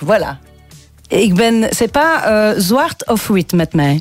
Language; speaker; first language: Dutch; non-native, local second language; French